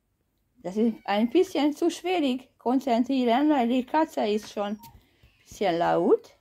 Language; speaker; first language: German; non-native, learner; Hungarian